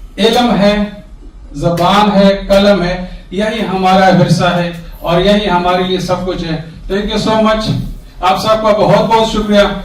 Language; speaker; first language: Urdu; non-native, local second language; Pashto